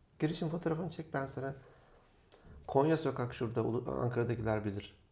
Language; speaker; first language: Turkish; native; Turkish